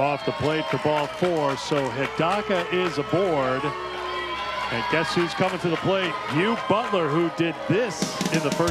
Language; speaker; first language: English; native; English